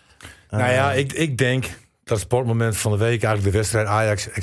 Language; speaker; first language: Dutch; native; Dutch